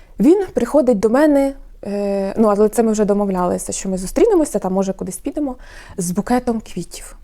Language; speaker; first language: Ukrainian; non-native, local second language; Russian